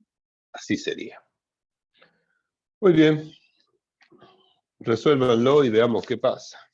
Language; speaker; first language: Spanish; native; Spanish